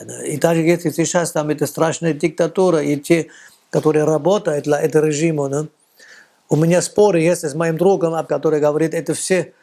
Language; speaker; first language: Russian; non-native, fluent; German